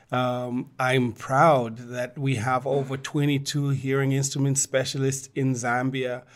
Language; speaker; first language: English; non-native, local second language; Bemba